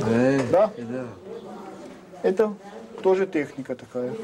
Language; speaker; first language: Russian; non-native, learner; French